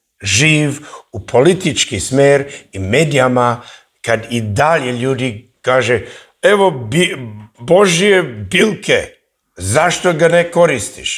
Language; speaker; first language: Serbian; early bilingual, heritage; English